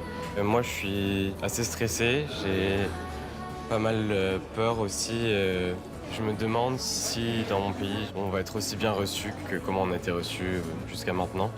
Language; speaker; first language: French; native; French